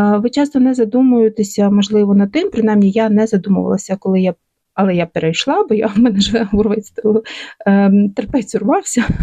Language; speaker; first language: Ukrainian; non-native, local second language; Russian